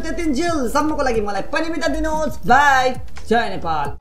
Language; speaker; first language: Nepali; native; Nepali